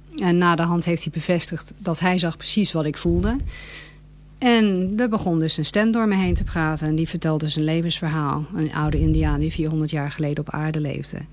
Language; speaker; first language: Dutch; early bilingual, heritage; Dutch